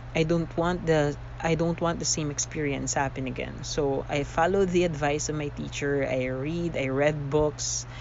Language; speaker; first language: English; non-native, local second language; Filipino